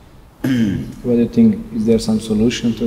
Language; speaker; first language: English; non-native, learner; Serbian